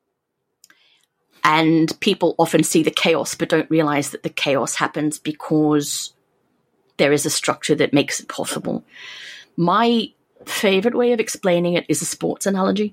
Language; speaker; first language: English; native; English